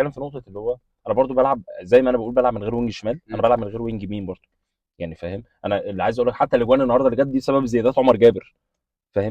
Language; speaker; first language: Arabic; native; Arabic